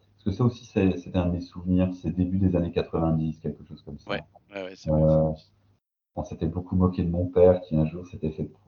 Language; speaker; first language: French; native; French